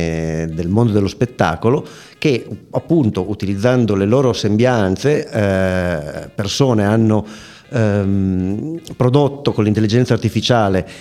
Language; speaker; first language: Italian; native; Italian